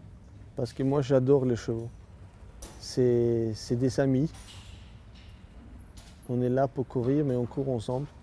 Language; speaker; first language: French; non-native, learner; Swedish